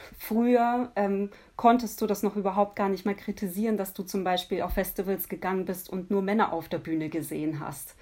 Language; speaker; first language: German; early bilingual, other home language; Polish